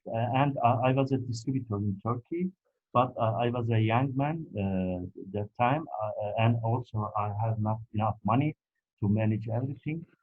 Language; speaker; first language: English; non-native, fluent; Turkish